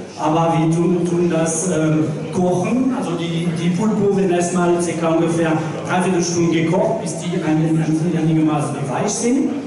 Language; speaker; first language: German; non-native, fluent; French